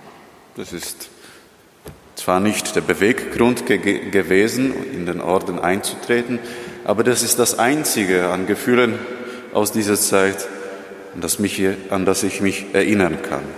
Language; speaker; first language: German; non-native, fluent; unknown